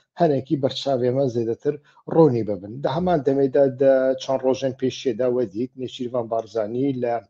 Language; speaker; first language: Kurdish; native; Kurdish